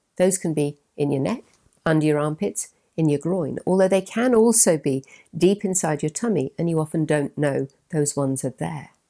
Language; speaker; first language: English; native; English